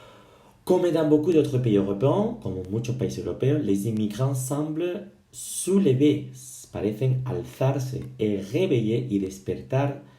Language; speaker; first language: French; non-native, fluent; Spanish